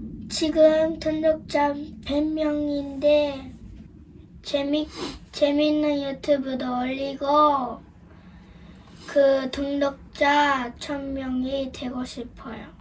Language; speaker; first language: Korean; early bilingual, heritage; Japanese